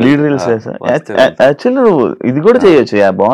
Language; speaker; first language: Telugu; native; Telugu